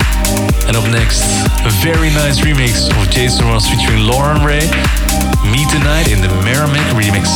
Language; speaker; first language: English; non-native, fluent; Dutch